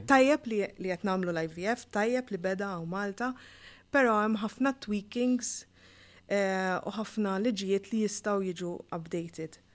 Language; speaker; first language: Maltese; native; Maltese